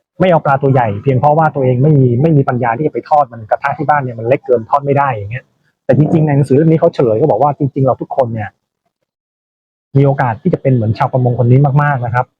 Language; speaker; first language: Thai; native; Thai